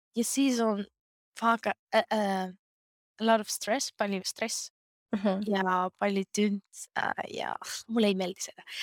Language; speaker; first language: Estonian; non-native, learner; Greek